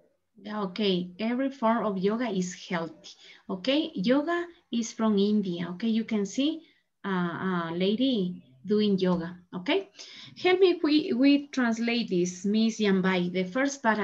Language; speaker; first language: English; non-native, learner; Spanish